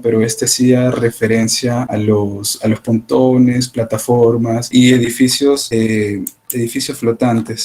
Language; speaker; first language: Spanish; native; Spanish